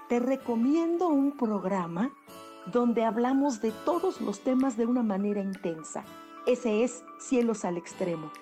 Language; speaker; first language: Spanish; native; Spanish